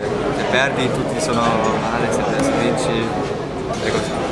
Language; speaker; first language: Italian; non-native, learner; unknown